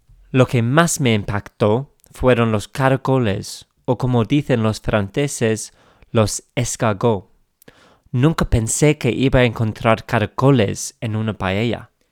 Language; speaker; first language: Spanish; non-native, fluent; English